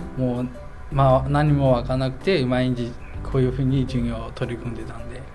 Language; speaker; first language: Japanese; non-native, fluent; Chinese